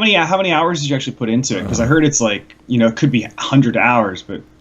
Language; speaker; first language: English; native; English